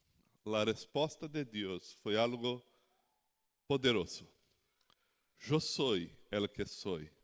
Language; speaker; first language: Spanish; non-native, learner; Portuguese